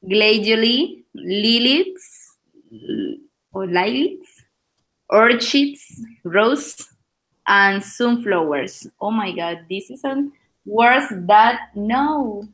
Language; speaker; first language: English; non-native, learner; Spanish